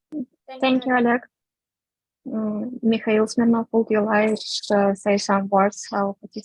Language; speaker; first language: English; non-native, fluent; Russian